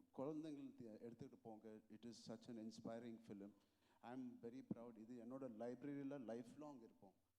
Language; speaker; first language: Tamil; non-native, local second language; Telugu